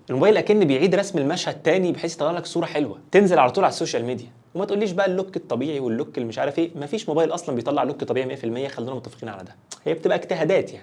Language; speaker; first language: Arabic; native; Arabic